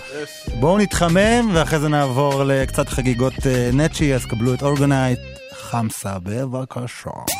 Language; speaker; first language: Hebrew; native; Hebrew